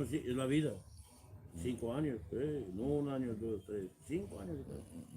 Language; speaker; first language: Spanish; non-native, learner; Romanian